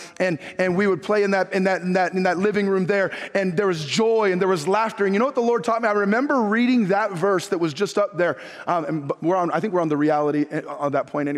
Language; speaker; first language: English; native; English